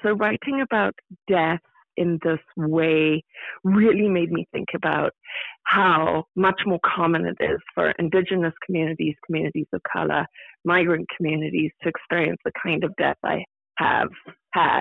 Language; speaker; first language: English; native; English